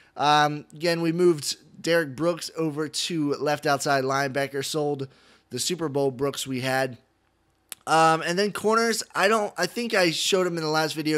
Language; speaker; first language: English; native; English